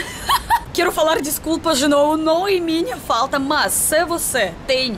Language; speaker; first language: Portuguese; non-native, fluent; Russian